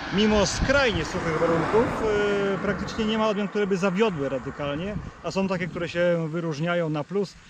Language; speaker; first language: Polish; native; Polish